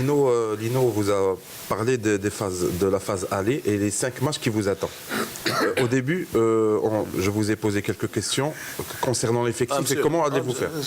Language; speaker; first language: French; non-native, local second language; Arabic